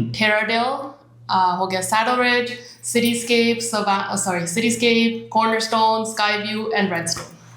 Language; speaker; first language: Punjabi; early bilingual, heritage; Punjabi